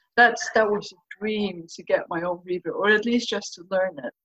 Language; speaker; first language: English; non-native, fluent; Faroese